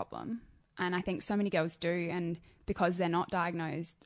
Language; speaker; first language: English; native; English